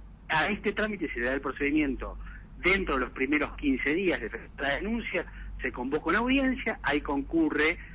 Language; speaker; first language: Spanish; native; Spanish